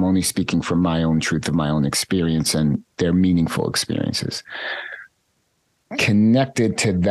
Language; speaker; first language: English; native; English